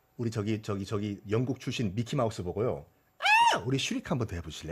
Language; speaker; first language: Korean; native; Korean